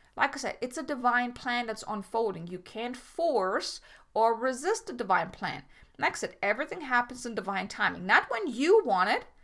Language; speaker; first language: English; non-native, fluent; German